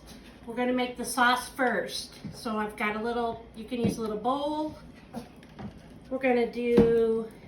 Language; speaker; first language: English; native; English